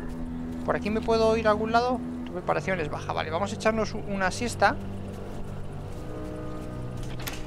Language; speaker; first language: Spanish; native; Spanish